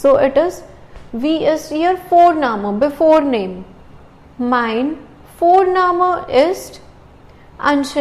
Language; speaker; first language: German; non-native, learner; Hindi